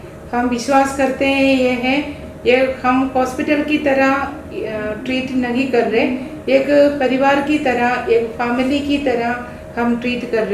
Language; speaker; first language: Hindi; non-native, local second language; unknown